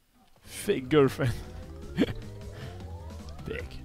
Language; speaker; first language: English; non-native, fluent; French